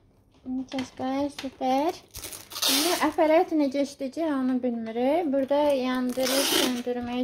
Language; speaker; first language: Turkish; non-native, learner; Azerbaijani